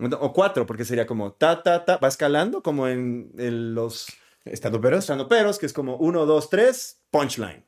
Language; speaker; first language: Spanish; native; Spanish